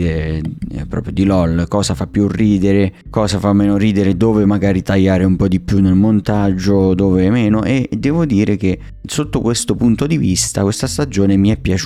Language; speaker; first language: Italian; native; Italian